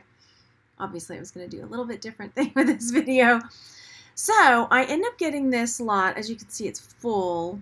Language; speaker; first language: English; native; English